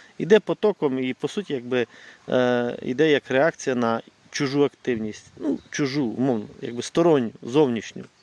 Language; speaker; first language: Ukrainian; non-native, local second language; Russian